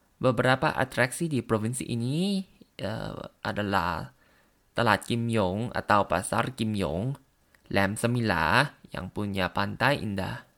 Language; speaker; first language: Indonesian; non-native, learner; Thai